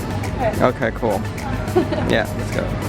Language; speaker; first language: English; non-native, learner; Chinese